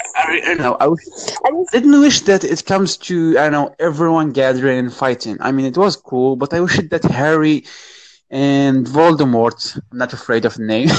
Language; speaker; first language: English; non-native, fluent; Arabic